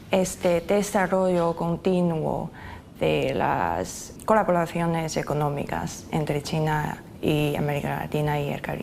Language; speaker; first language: Spanish; non-native, fluent; Chinese